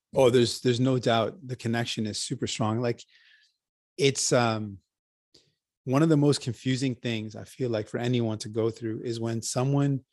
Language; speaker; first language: English; native; English